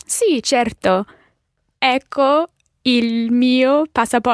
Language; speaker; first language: Italian; non-native, learner; English